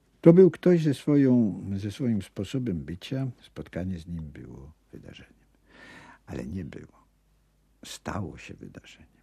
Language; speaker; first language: Polish; native; Polish